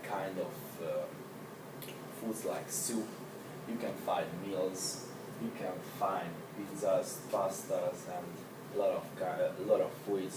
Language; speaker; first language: English; non-native, learner; Hungarian